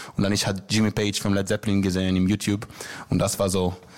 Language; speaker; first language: German; non-native, learner; Hebrew